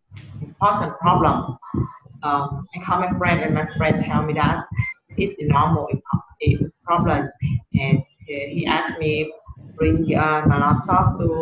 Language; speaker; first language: English; non-native, learner; Vietnamese